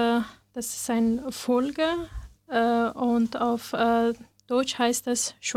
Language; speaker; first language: German; non-native, learner; Persian